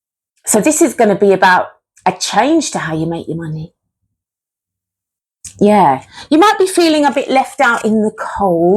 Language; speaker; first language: English; native; English